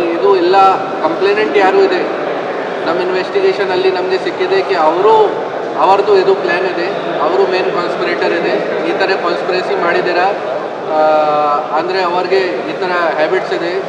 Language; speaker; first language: Kannada; non-native, local second language; Hindi